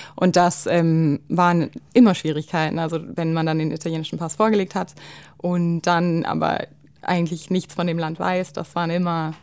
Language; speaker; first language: German; native; German